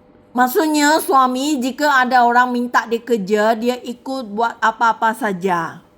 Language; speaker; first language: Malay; non-native, local second language; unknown